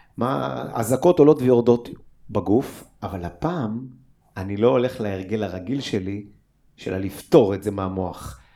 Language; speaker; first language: Hebrew; native; Hebrew